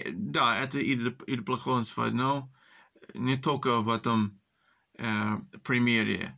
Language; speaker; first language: Russian; early bilingual, heritage; English